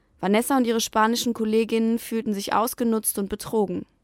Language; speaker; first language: German; native; German